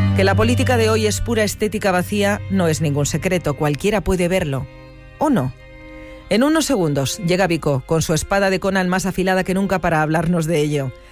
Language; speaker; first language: Spanish; native; Spanish